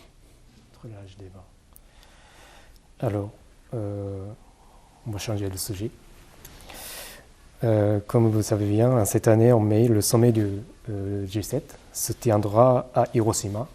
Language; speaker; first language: French; non-native, fluent; Japanese